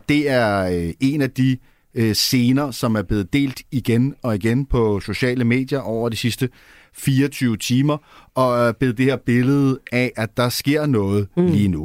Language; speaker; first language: Danish; native; Danish